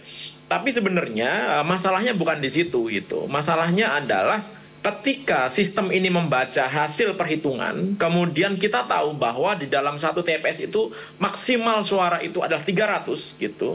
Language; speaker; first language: Indonesian; native; Indonesian